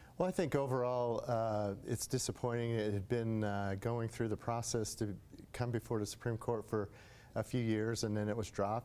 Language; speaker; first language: English; native; English